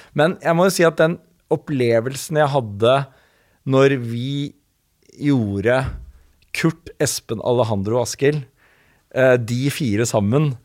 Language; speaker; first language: Norwegian; native; Norwegian